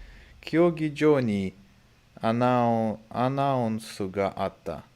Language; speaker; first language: Japanese; non-native, learner; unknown